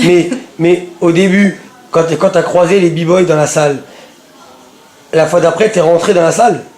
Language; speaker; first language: French; native; French